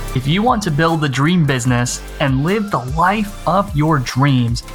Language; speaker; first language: English; native; English